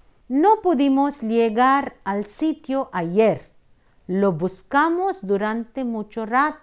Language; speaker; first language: Spanish; non-native, fluent; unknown